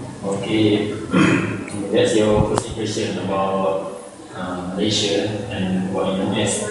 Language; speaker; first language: English; non-native, learner; Malay